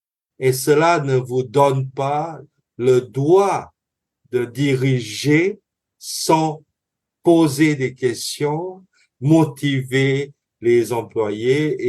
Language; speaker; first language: French; non-native, fluent; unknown